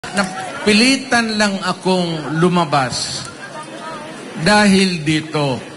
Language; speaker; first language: Filipino; non-native, local second language; Cebuano